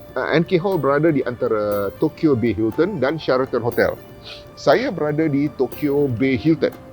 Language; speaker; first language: Malay; native; Malay